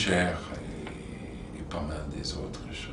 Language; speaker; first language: French; non-native, fluent; English